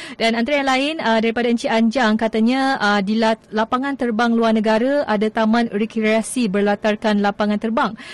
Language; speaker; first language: Malay; native; Malay